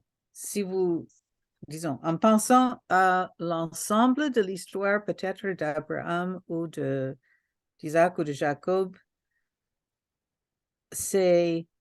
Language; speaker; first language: French; non-native, local second language; Haitian Creole